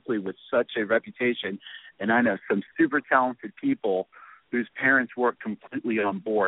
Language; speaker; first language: English; native; English